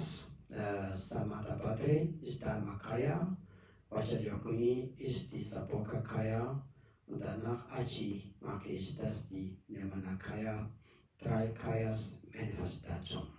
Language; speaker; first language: German; non-native, learner; Tibetan